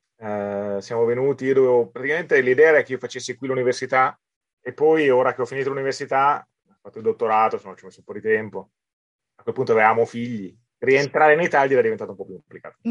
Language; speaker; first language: Italian; native; Italian